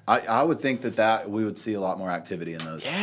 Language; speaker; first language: English; native; English